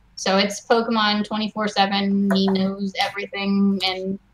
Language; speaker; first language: English; native; English